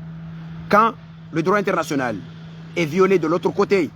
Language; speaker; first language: French; non-native, local second language; Comorian